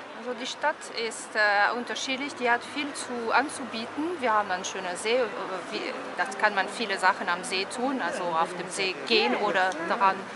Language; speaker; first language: German; non-native, local second language; French